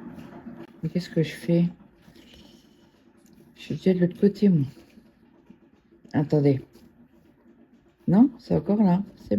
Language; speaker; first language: French; native; French